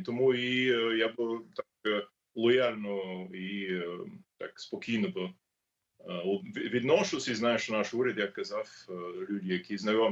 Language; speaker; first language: Ukrainian; non-native, learner; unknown